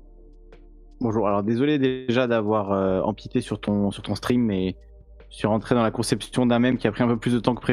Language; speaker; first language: French; native; French